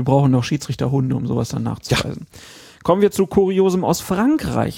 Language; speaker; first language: German; native; German